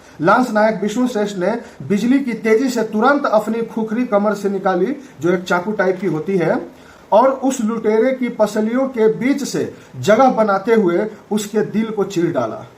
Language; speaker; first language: Hindi; native; Hindi